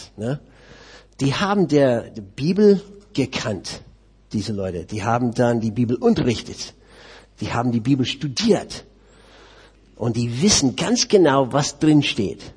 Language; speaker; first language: German; non-native, fluent; English